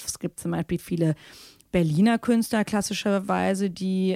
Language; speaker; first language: German; native; German